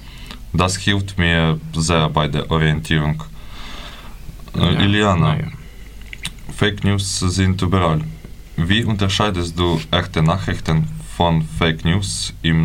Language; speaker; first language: German; non-native, learner; Ukrainian